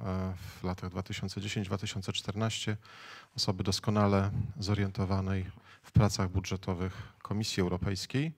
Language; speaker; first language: Polish; native; Polish